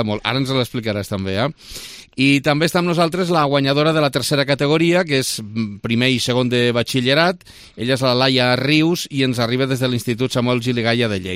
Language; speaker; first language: Catalan; native; Catalan